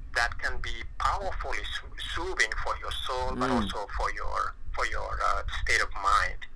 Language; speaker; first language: English; non-native, fluent; French